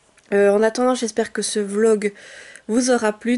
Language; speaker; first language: French; native; French